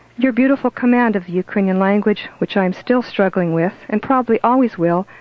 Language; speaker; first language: English; native; English